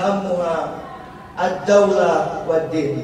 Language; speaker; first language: Arabic; non-native, learner; Indonesian